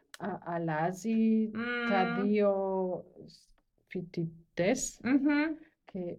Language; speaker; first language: Greek; non-native, learner; German